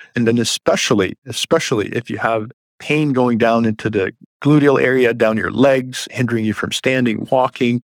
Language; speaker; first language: English; early bilingual, other home language; Persian